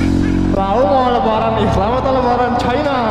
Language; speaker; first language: Indonesian; native; Indonesian